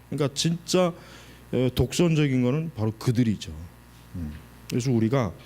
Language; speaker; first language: Korean; native; Korean